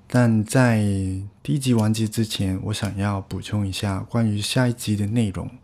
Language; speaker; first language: Chinese; non-native, local second language; Cantonese